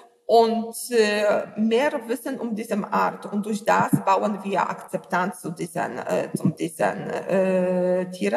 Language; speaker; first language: German; non-native, learner; Polish